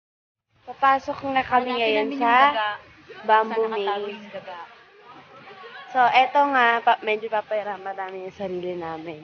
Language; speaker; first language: Filipino; non-native, local second language; Cebuano